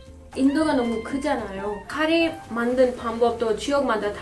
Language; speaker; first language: Korean; non-native, fluent; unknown